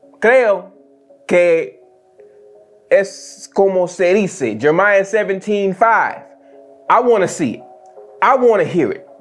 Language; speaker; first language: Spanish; non-native, learner; English